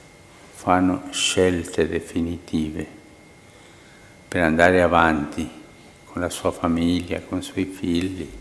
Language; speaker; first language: Italian; non-native, fluent; Spanish